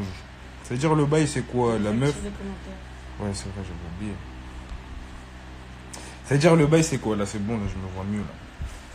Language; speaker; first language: French; native; French